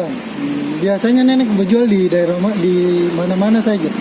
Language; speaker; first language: Malay; native; Malay